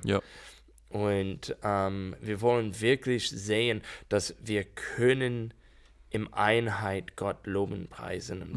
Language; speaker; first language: German; non-native, learner; English